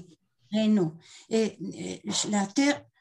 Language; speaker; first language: French; non-native, learner; Spanish